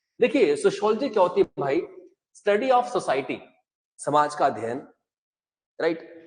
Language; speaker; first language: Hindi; native; Hindi